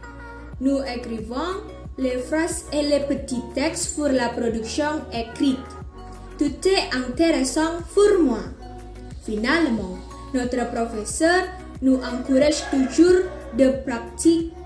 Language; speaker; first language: French; non-native, learner; Indonesian